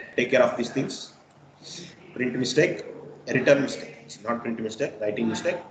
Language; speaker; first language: English; non-native, local second language; Kannada